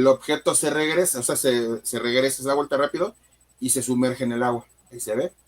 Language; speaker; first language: Spanish; native; Spanish